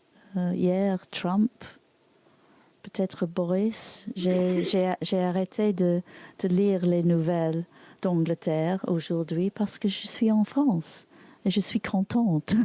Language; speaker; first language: French; non-native, learner; English